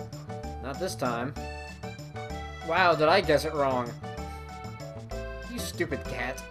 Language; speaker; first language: English; native; English